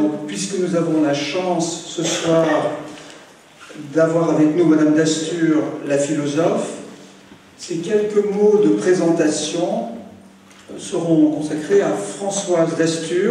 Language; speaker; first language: French; native; French